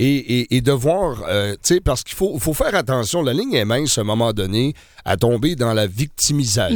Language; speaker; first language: French; native; French